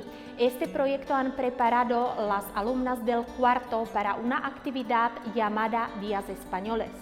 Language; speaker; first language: Spanish; non-native, fluent; Slovak